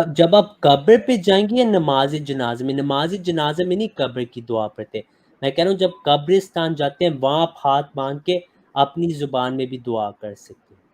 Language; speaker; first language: Urdu; native; Urdu